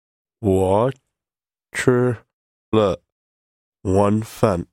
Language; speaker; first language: Chinese; non-native, learner; English